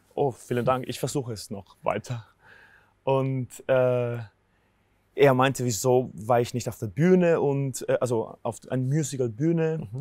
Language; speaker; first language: German; non-native, fluent; Spanish